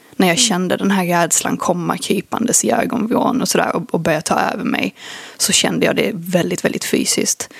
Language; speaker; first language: Swedish; early bilingual, other home language; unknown